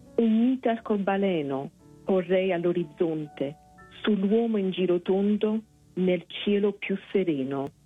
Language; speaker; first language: Italian; early bilingual, other home language; French